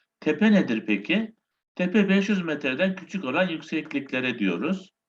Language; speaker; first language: Turkish; native; Turkish